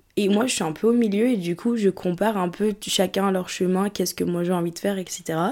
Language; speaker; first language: French; early bilingual, other home language; English